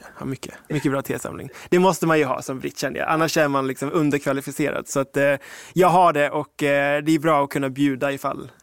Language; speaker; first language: Swedish; early bilingual, other home language; English